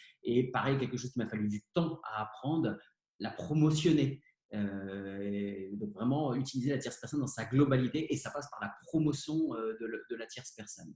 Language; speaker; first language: French; native; French